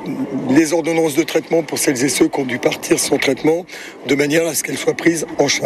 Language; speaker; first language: French; native; French